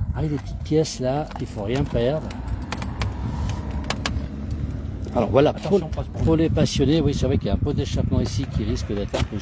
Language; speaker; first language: French; native; French